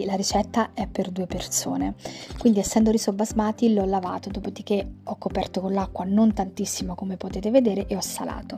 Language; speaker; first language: Italian; native; Italian